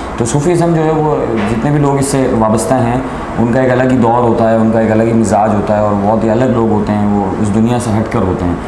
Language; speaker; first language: Urdu; native; Urdu